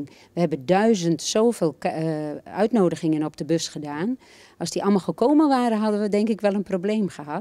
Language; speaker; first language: Dutch; native; Dutch